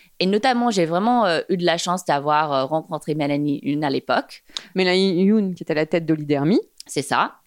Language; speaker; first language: French; non-native, fluent; English